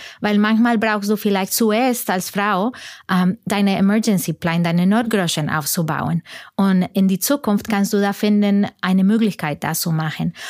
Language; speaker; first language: German; non-native, fluent; Spanish